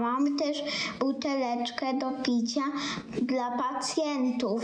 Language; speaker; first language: Polish; native; Polish